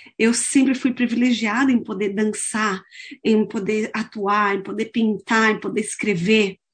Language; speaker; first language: Portuguese; native; Portuguese